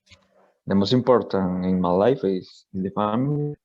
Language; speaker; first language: English; non-native, learner; Spanish